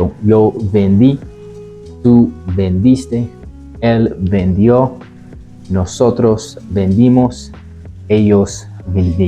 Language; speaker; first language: Spanish; non-native, fluent; English